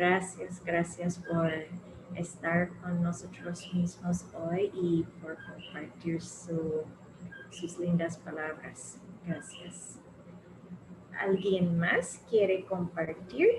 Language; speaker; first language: Spanish; non-native, fluent; English